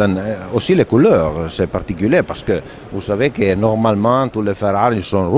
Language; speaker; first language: French; non-native, fluent; Italian